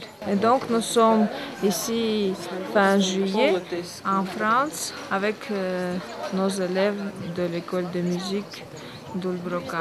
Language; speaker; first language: French; non-native, fluent; Latvian